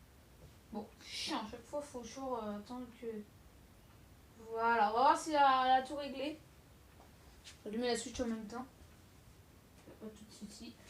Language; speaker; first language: French; native; French